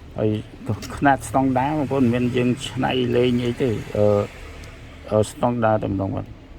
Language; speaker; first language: Khmer; native; Khmer